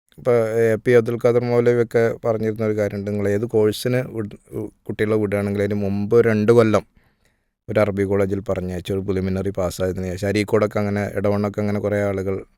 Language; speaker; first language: Malayalam; native; Malayalam